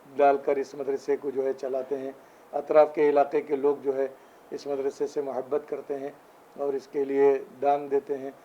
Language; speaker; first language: Urdu; native; Urdu